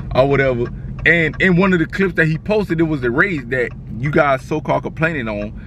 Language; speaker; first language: English; native; English